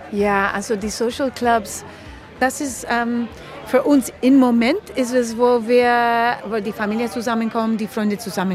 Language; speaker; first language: German; non-native, fluent; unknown